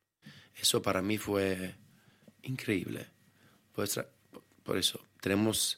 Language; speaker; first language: Spanish; non-native, fluent; Italian